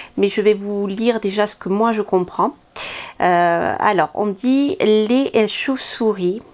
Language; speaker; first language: French; native; French